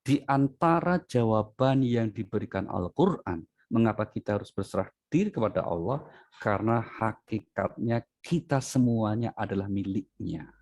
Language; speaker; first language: Indonesian; native; Indonesian